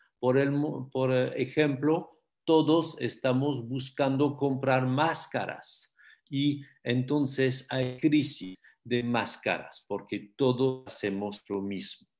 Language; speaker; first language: Spanish; non-native, fluent; French